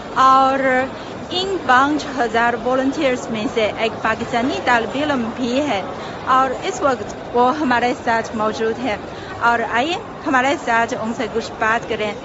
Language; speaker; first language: Urdu; non-native, fluent; Chinese